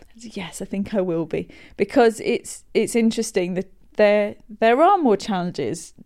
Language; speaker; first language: English; native; English